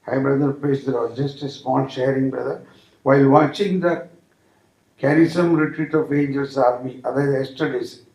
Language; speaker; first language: English; non-native, local second language; Malayalam